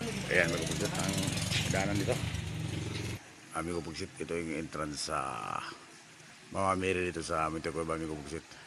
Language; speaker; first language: Filipino; non-native, local second language; Cebuano